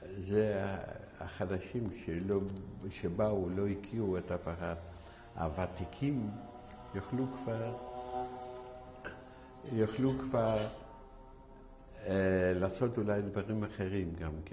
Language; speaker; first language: Hebrew; non-native, fluent; Yiddish